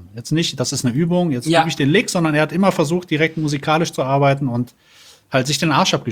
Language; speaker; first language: German; native; German